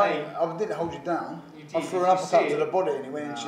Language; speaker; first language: English; native; English